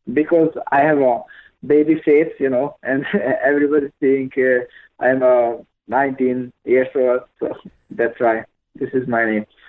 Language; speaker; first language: English; non-native, learner; Hungarian